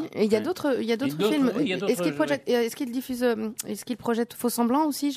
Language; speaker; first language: French; native; French